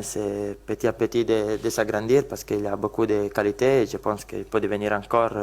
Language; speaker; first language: French; non-native, learner; Italian